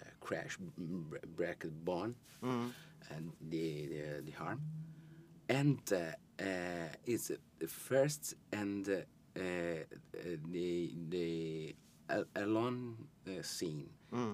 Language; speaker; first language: English; non-native, learner; Italian